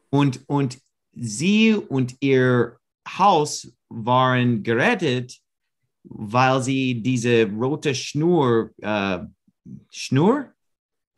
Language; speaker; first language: German; non-native, fluent; English